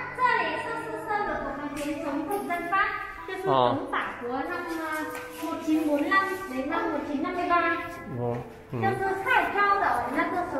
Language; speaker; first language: Chinese; non-native, learner; Vietnamese